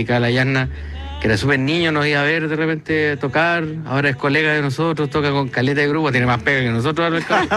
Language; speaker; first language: Spanish; native; Spanish